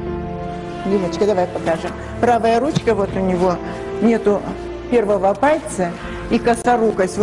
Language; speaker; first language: Russian; native; Russian